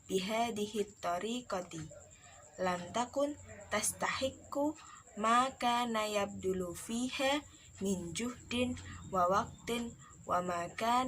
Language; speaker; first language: Arabic; non-native, learner; Indonesian